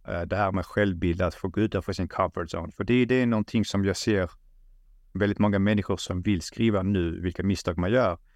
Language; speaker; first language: Swedish; early bilingual, other home language; Russian